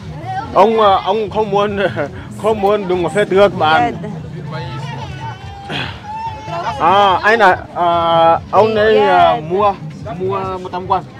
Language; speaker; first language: Vietnamese; non-native, learner; Portuguese